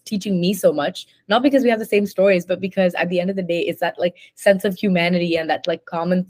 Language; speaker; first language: English; non-native, local second language; Hindi